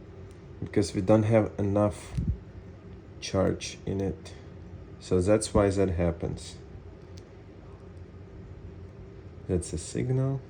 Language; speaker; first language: English; non-native, fluent; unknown